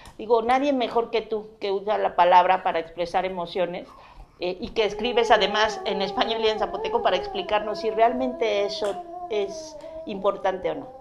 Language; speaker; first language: Spanish; native; Spanish